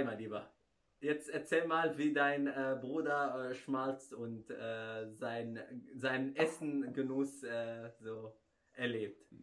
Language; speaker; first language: German; non-native, fluent; Arabic